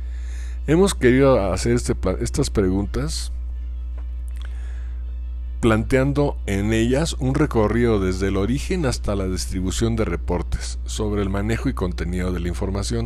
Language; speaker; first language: Spanish; native; Spanish